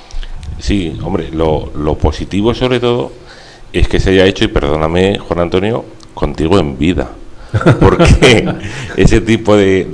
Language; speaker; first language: Spanish; native; Spanish